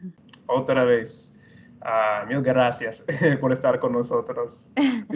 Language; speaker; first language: Spanish; non-native, fluent; English